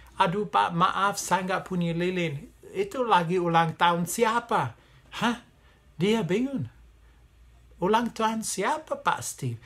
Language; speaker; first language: Indonesian; non-native, fluent; English